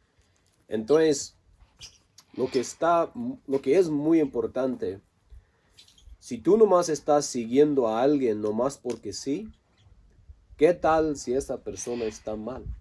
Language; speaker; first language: Spanish; non-native, local second language; Low German